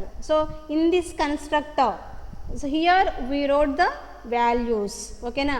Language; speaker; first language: English; non-native, local second language; Telugu